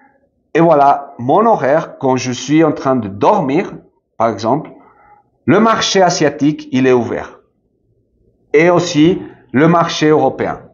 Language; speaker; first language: French; non-native, fluent; Spanish